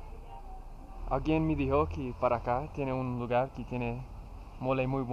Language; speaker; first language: Spanish; non-native, learner; English